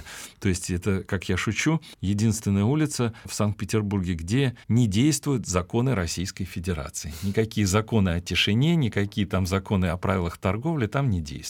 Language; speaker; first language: Russian; native; Russian